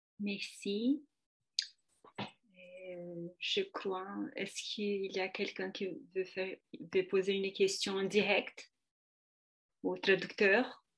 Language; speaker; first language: French; non-native, fluent; Portuguese